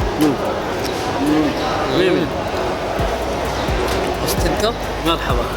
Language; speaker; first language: Arabic; non-native, learner; Bangla